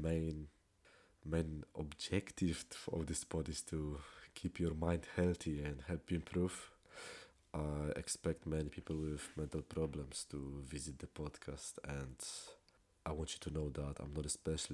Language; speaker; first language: English; non-native, fluent; Polish